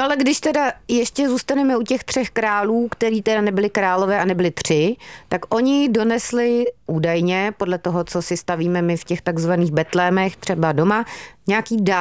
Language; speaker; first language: Czech; native; Czech